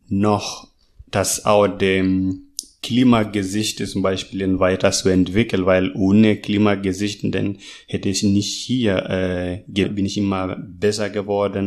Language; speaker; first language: German; non-native, learner; Masai